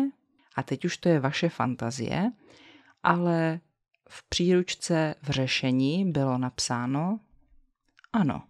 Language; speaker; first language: Czech; native; Czech